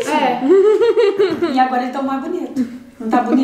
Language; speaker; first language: Portuguese; native; Portuguese